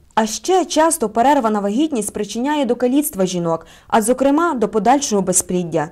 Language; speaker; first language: Ukrainian; native; Ukrainian